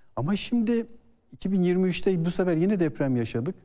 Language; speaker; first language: Turkish; native; Turkish